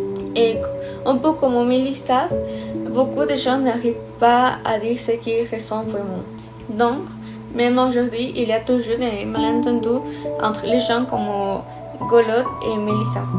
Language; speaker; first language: French; non-native, fluent; Spanish